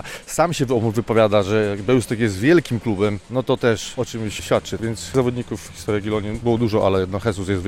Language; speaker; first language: Polish; native; Polish